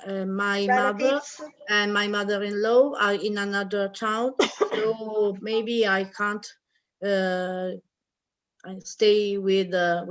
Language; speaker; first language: English; non-native, learner; Italian